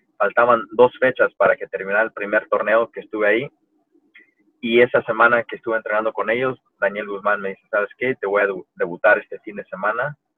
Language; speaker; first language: Spanish; early bilingual, heritage; Spanish